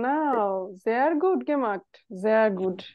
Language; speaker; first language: German; non-native, fluent; Bangla